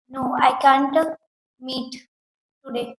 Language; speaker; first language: English; non-native, learner; Hindi